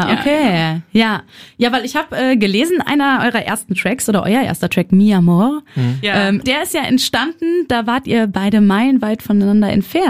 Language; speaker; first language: German; native; German